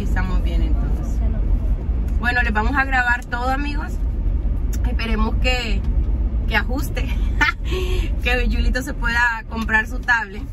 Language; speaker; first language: Spanish; native; Spanish